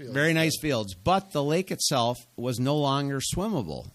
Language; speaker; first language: English; native; English